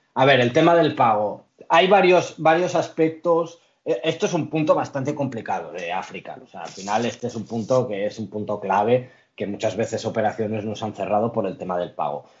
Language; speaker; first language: Spanish; early bilingual, other home language; Arabic